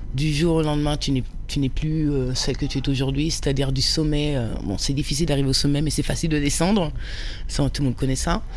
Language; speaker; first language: French; native; French